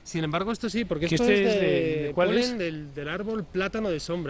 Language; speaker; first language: Spanish; native; Spanish